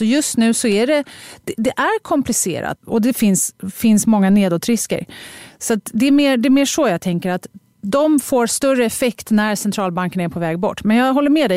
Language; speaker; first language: Swedish; native; Swedish